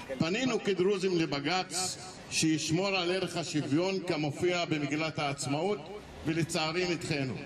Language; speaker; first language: Hebrew; non-native, local second language; Arabic